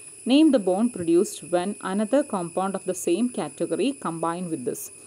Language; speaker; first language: English; non-native, local second language; Malayalam